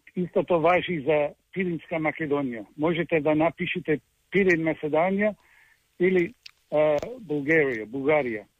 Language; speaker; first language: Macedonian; early bilingual, heritage; Macedonian